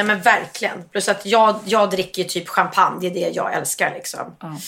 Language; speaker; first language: Swedish; native; Swedish